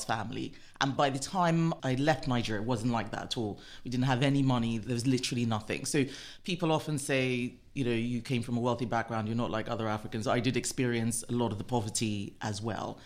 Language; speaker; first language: English; non-native, local second language; Yoruba